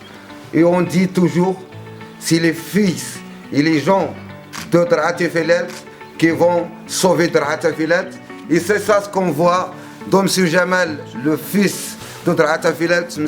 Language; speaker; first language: French; non-native, local second language; Arabic